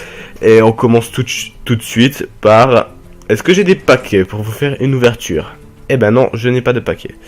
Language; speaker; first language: French; native; French